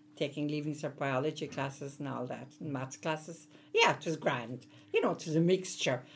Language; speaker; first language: English; native; English